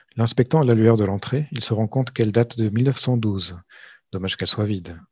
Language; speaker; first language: French; native; French